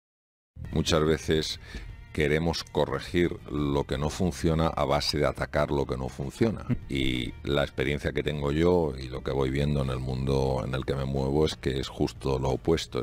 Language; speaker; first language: Spanish; native; Spanish